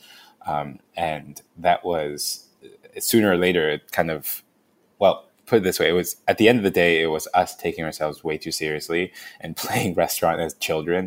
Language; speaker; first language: English; non-native, local second language; Cantonese